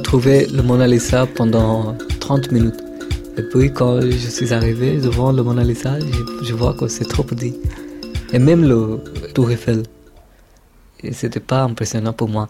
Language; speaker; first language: French; non-native, fluent; Bangla